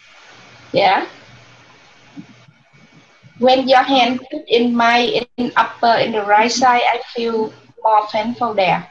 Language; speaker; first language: English; non-native, learner; Vietnamese